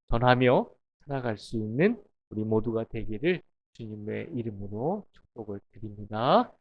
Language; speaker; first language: Korean; native; Korean